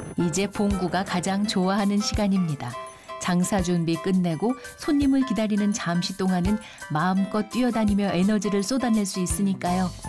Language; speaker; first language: Korean; native; Korean